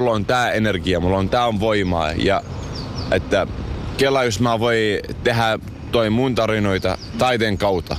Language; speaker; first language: Finnish; non-native, fluent; Arabic